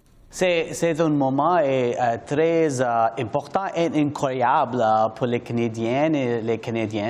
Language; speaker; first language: French; non-native, learner; English